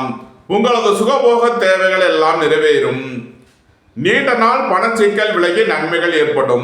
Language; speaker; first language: Tamil; native; Tamil